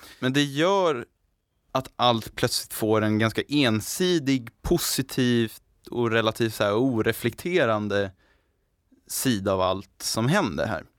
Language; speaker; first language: Swedish; native; Swedish